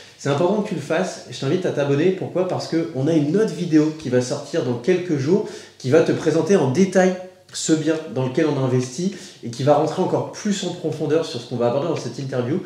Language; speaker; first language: French; native; French